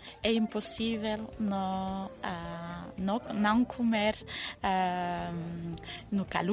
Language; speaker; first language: Portuguese; non-native, fluent; French